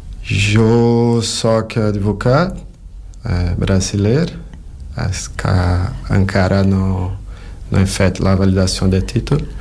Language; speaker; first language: Catalan; non-native, fluent; Portuguese